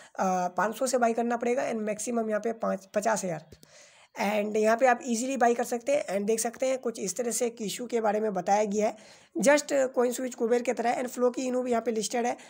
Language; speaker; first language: Hindi; native; Hindi